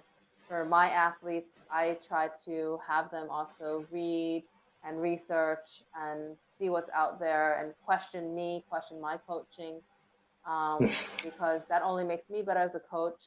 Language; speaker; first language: English; early bilingual, other home language; Thai